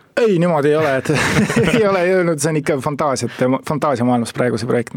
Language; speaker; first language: Estonian; native; Estonian